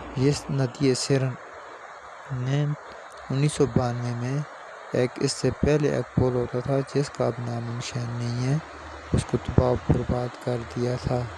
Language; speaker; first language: Urdu; non-native, local second language; Northern Hindko